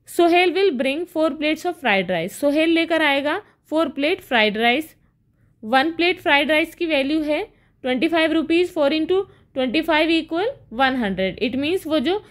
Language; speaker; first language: Hindi; native; Hindi